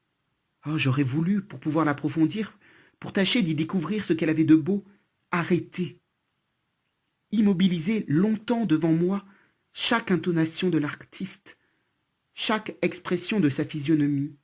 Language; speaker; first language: French; native; French